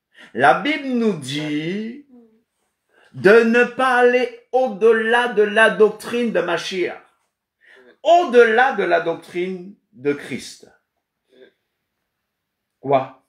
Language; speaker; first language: French; non-native, fluent; Kabuverdianu